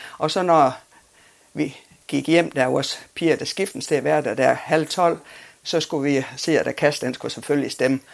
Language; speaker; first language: Danish; native; Danish